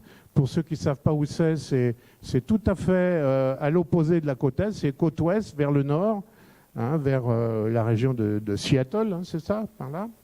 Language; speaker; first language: French; native; French